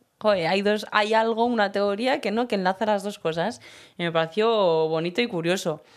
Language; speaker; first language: Spanish; early bilingual, other home language; Berber languages